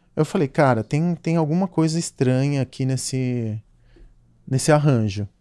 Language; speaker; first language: Portuguese; native; Portuguese